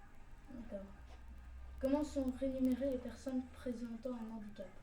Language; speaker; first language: French; native; French